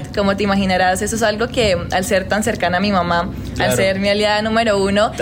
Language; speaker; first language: Spanish; native; Spanish